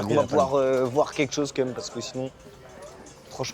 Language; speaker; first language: French; native; French